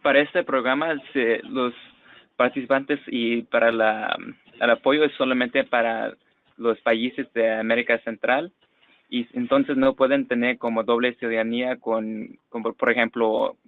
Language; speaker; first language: Spanish; non-native, fluent; English